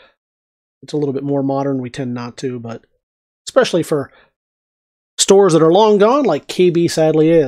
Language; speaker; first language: English; native; English